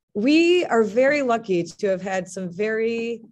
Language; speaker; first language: English; native; English